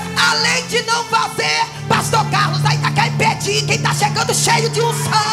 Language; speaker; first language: Portuguese; native; Portuguese